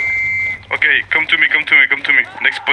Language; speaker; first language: English; non-native, learner; French